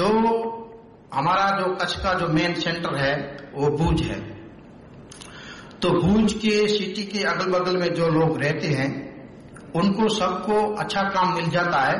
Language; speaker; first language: Hindi; non-native, local second language; Kachhi